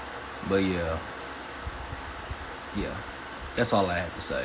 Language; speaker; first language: English; native; English